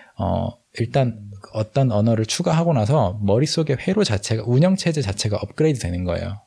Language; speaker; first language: Korean; native; Korean